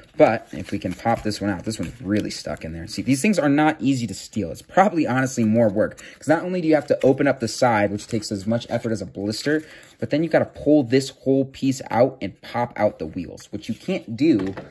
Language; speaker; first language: English; native; English